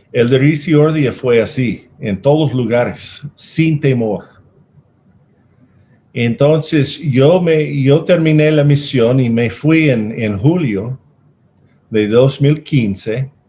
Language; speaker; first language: Spanish; non-native, fluent; English